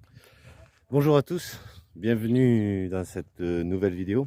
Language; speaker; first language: French; native; French